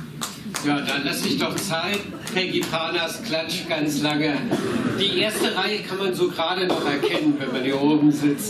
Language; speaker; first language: German; native; German